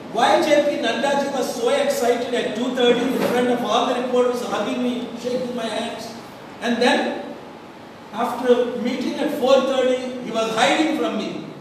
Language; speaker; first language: English; non-native, local second language; Telugu